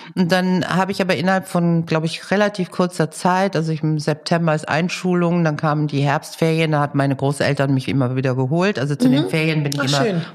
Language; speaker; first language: German; early bilingual, other home language; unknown